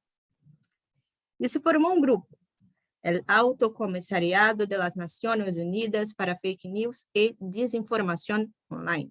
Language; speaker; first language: Spanish; non-native, fluent; Portuguese